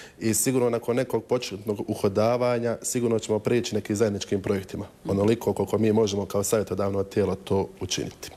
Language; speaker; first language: Croatian; native; Croatian